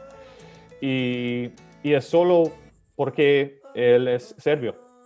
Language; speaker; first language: Spanish; early bilingual, other home language; Serbian